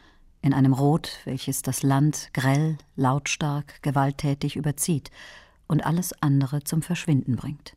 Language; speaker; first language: German; native; German